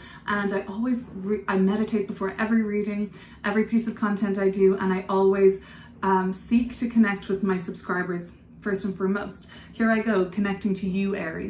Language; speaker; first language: English; native; English